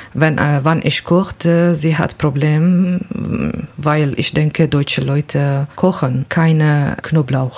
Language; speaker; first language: German; non-native, learner; Kurdish